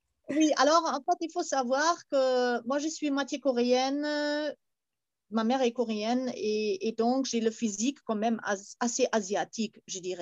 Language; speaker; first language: French; non-native, fluent; German